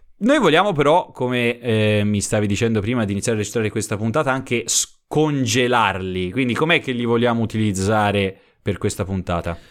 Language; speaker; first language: Italian; native; Italian